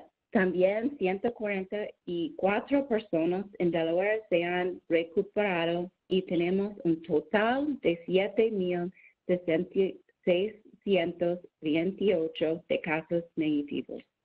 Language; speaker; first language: Spanish; non-native, learner; English